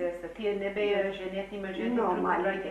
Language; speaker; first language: Macedonian; early bilingual, heritage; Macedonian